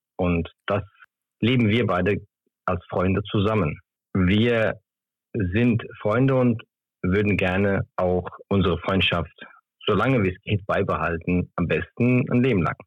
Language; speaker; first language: German; early bilingual, other home language; Turkish